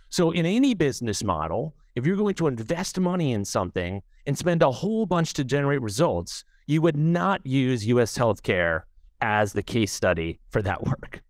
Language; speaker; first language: English; native; English